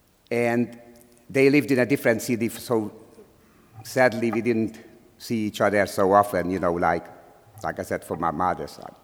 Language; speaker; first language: English; non-native, fluent; Slovak